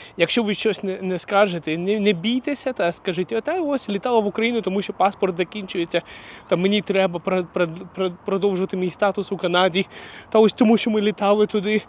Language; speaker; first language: Ukrainian; non-native, local second language; Russian